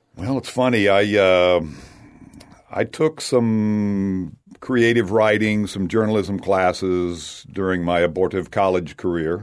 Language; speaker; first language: English; native; English